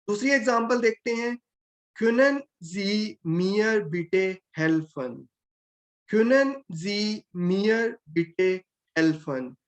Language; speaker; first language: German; non-native, fluent; Hindi